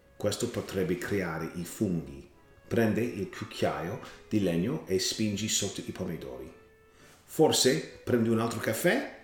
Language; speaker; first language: Italian; non-native, learner; English